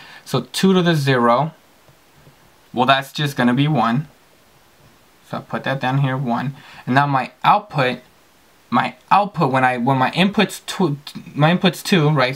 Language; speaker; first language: English; native; English